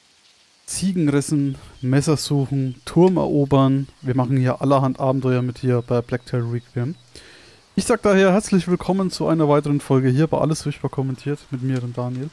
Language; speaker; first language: German; native; German